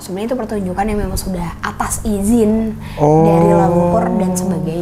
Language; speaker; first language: Indonesian; native; Indonesian